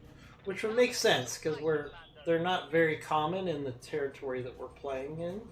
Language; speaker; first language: English; native; English